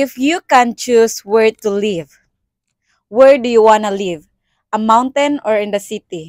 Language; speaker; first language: English; non-native, local second language; Cebuano